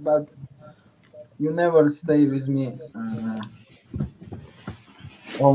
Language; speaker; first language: English; non-native, learner; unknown